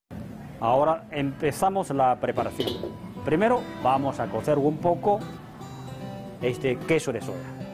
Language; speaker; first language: Spanish; non-native, fluent; Chinese